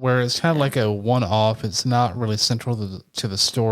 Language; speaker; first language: English; native; English